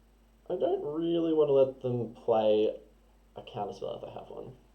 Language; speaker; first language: English; native; English